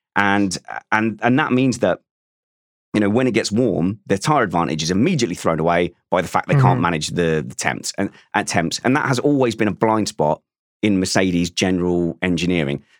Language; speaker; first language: English; native; English